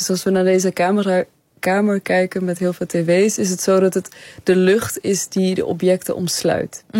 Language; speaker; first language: Dutch; early bilingual, other home language; Persian